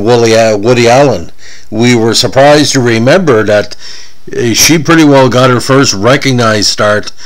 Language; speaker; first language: English; native; English